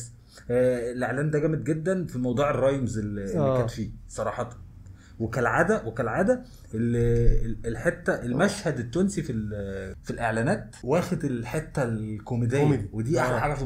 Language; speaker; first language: Arabic; native; Arabic